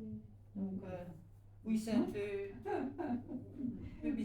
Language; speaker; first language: French; non-native, fluent; Dutch